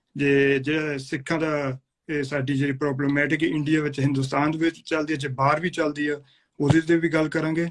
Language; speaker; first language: Punjabi; early bilingual, heritage; Punjabi